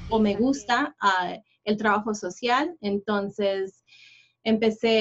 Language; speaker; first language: Spanish; early bilingual, heritage; Spanish